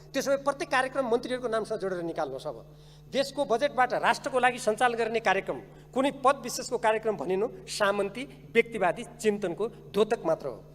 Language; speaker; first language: Nepali; native; Nepali